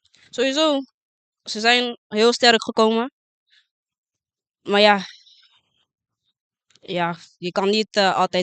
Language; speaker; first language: Dutch; non-native, local second language; Papiamento